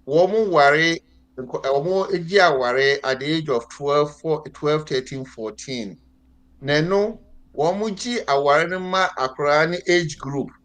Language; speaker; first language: English; non-native, local second language; Akan